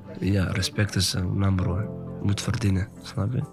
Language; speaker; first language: Dutch; non-native, learner; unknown